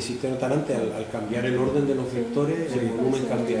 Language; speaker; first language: Spanish; native; Spanish